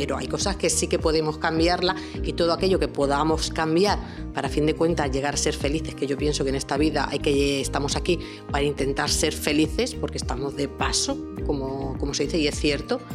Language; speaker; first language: Spanish; native; Spanish